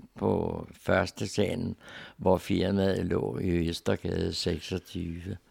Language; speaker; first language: Danish; native; Danish